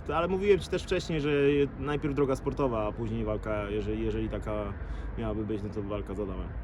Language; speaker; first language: Polish; native; Polish